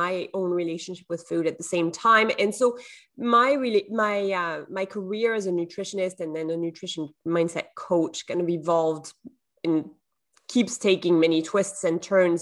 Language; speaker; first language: English; non-native, fluent; French